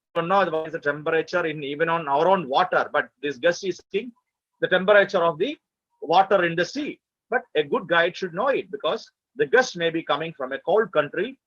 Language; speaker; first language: English; non-native, local second language; Malayalam